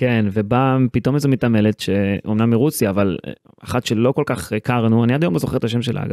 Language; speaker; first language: Hebrew; native; Hebrew